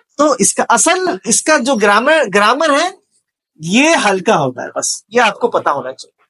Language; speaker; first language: Urdu; native; Urdu